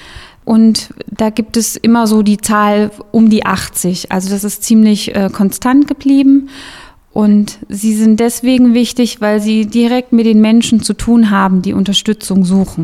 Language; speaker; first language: German; native; German